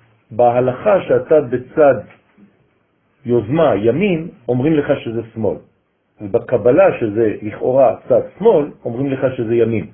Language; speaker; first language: Hebrew; non-native, fluent; French